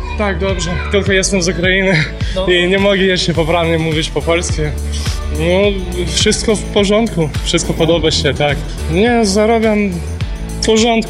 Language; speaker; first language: Polish; non-native, learner; Ukrainian